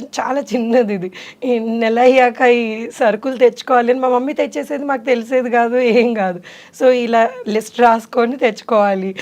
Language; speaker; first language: Telugu; native; Telugu